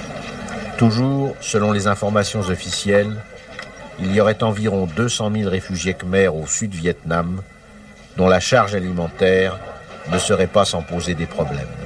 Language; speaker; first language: French; native; French